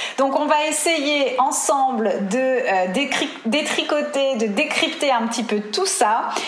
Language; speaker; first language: French; native; French